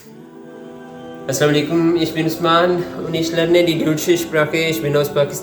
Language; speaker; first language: German; non-native, learner; Urdu